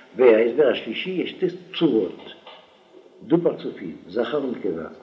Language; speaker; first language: Hebrew; non-native, fluent; French